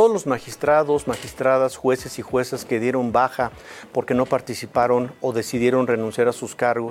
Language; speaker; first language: Spanish; native; Spanish